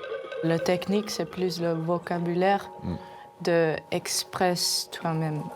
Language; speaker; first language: French; non-native, fluent; Finnish